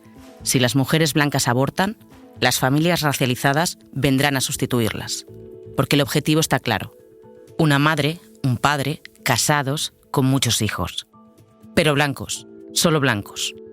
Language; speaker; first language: Spanish; native; Spanish